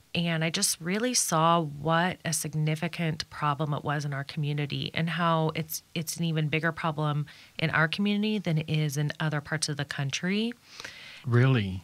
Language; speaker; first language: English; native; English